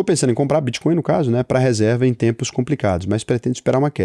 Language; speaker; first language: Portuguese; native; Portuguese